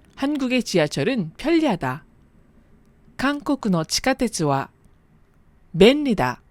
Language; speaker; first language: Korean; native; Korean